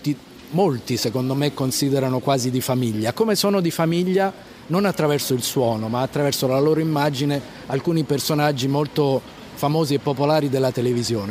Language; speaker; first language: Italian; native; Italian